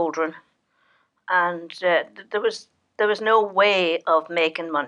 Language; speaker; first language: English; native; English